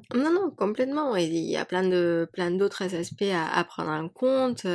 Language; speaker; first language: French; non-native, fluent; Spanish